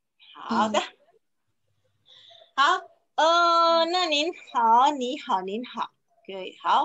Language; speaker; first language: Chinese; non-native, fluent; Indonesian